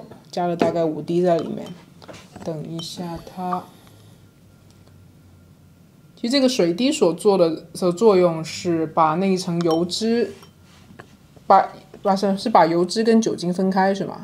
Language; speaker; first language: Chinese; native; Chinese